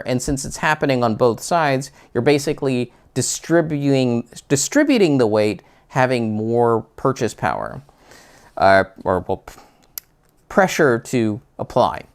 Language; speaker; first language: English; native; English